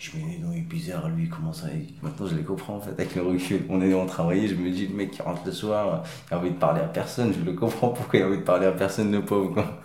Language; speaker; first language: French; early bilingual, other home language; Arabic